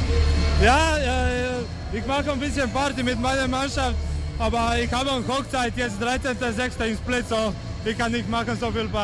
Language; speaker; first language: German; non-native, learner; Croatian